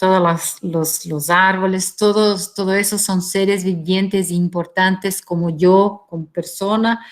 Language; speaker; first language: Spanish; non-native, fluent; Portuguese